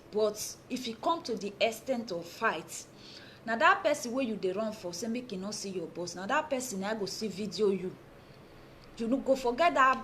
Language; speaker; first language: Nigerian Pidgin; native; Nigerian Pidgin